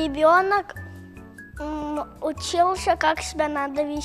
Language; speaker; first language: Russian; native; Russian